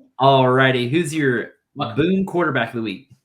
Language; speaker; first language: English; native; English